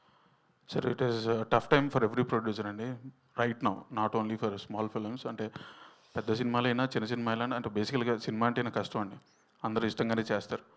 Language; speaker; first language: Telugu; native; Telugu